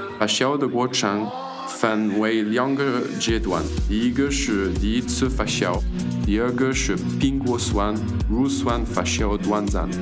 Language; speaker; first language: Chinese; non-native, learner; French